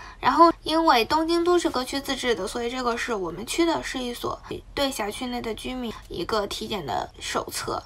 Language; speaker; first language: Chinese; native; Chinese